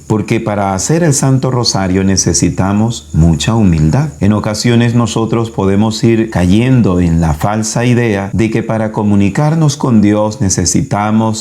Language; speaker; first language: Spanish; native; Spanish